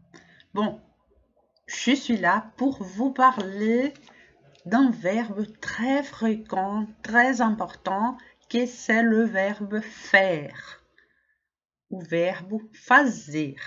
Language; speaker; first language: French; non-native, fluent; Portuguese